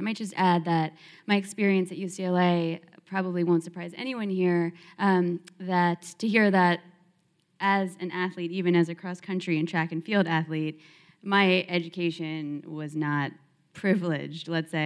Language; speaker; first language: English; native; English